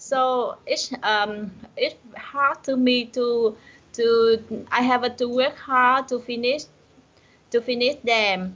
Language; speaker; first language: English; non-native, learner; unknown